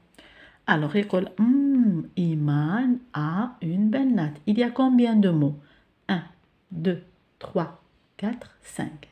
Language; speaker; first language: French; non-native, local second language; Arabic